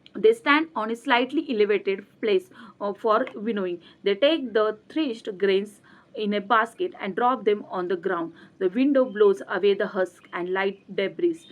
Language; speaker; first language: English; non-native, local second language; Marathi